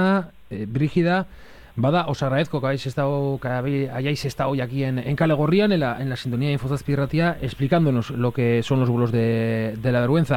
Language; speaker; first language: Spanish; native; Spanish